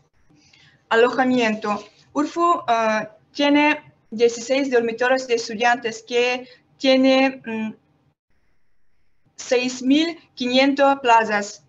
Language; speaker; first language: Spanish; non-native, learner; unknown